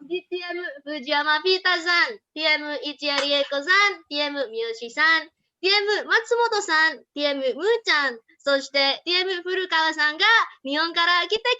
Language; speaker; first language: Japanese; non-native, learner; Indonesian